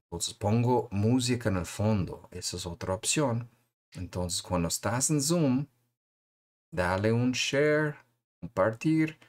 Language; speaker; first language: Spanish; non-native, fluent; English